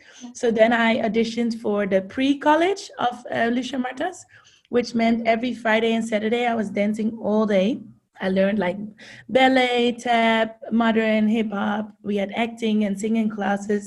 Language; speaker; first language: English; non-native, fluent; Dutch